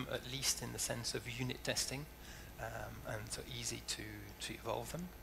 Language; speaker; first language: English; native; English